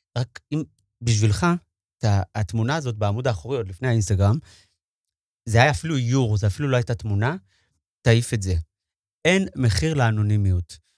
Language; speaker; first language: Hebrew; native; Hebrew